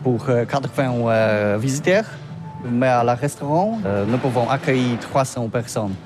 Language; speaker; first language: French; non-native, learner; Polish